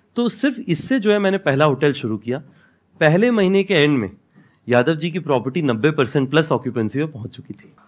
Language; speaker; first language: Hindi; non-native, local second language; Odia